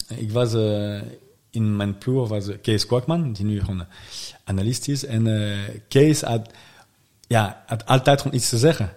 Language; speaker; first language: Dutch; non-native, fluent; French